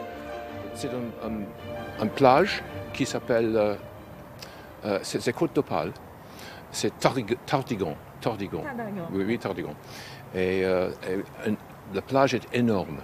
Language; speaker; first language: French; non-native, learner; English